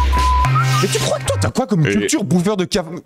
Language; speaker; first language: French; native; French